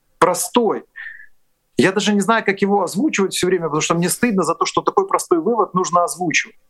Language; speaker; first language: Russian; non-native, local second language; Ukrainian